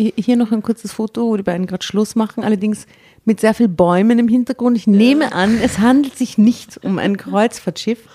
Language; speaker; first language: German; native; German